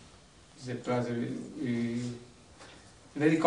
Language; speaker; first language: English; non-native, learner; Tibetan